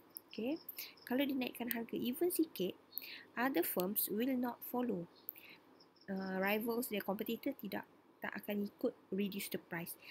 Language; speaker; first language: English; non-native, local second language; Malay